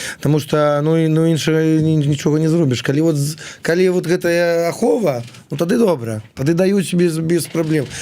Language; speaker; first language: Belarusian; non-native, local second language; Russian